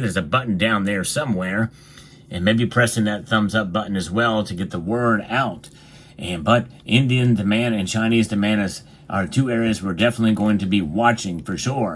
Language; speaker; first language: English; native; English